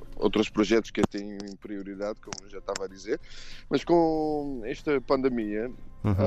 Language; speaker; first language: Portuguese; non-native, fluent; Dutch